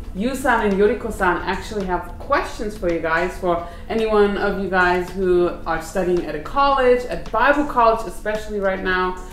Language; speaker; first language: English; native; English